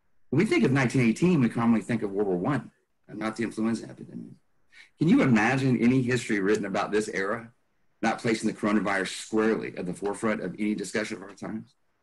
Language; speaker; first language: English; native; English